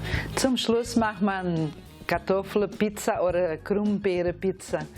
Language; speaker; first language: German; native; German